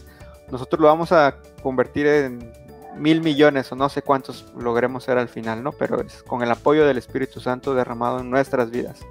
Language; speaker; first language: Spanish; native; Spanish